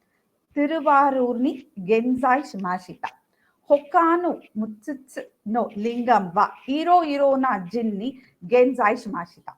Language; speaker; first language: Japanese; non-native, learner; Tamil